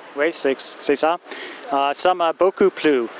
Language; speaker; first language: French; non-native, fluent; English